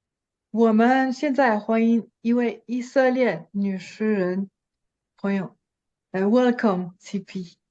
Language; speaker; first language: Chinese; non-native, fluent; French